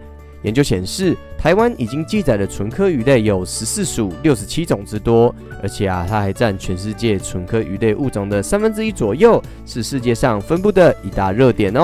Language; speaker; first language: Chinese; native; Chinese